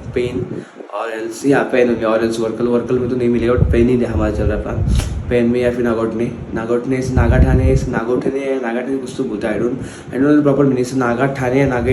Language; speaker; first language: Hindi; non-native, local second language; Marathi